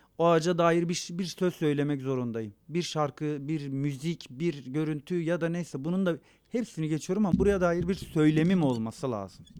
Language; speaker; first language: Turkish; non-native, local second language; Zaza